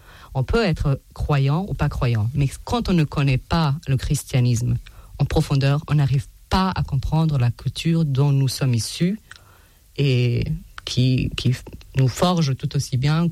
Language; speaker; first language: French; non-native, fluent; Serbian